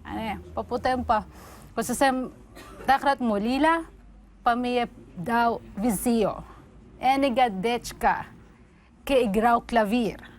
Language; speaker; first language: Slovenian; non-native, learner; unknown